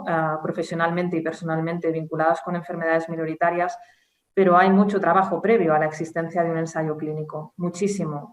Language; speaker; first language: Spanish; native; Spanish